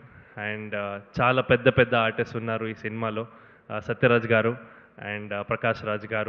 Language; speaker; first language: Telugu; non-native, learner; Kannada